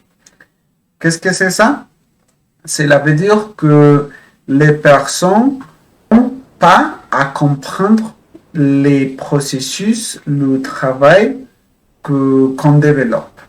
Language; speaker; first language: French; non-native, fluent; Spanish